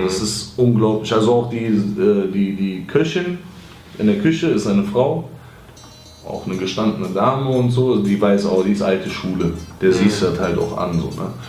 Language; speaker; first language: German; early bilingual, other home language; Greek